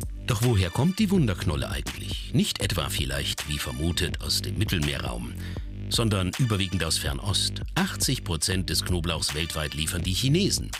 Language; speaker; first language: German; native; German